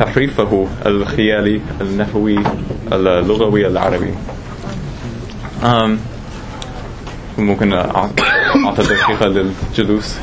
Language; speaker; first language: Arabic; non-native, fluent; English